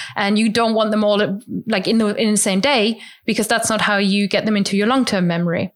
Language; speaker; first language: English; non-native, fluent; German